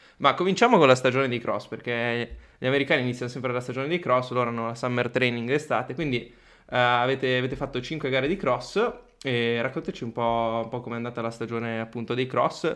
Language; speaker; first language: Italian; native; Italian